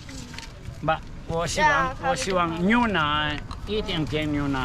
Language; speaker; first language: Chinese; non-native, learner; Italian